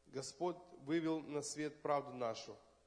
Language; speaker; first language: Russian; native; Russian